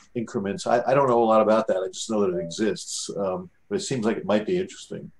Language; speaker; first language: English; native; English